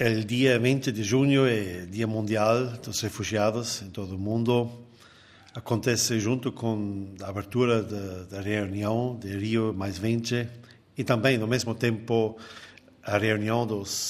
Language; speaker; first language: Portuguese; non-native, fluent; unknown